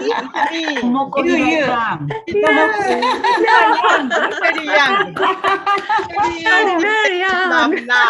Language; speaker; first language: English; non-native, learner; Japanese